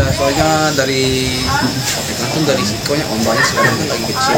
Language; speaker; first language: Indonesian; non-native, fluent; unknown